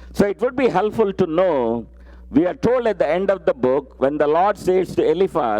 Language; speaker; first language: English; non-native, local second language; Telugu